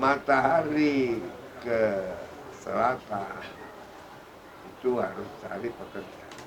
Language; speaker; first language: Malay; non-native, local second language; Javanese